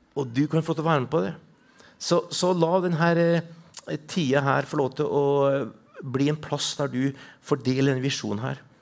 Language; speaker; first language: Norwegian; native; Norwegian